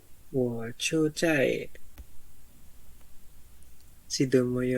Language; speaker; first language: Chinese; non-native, learner; Indonesian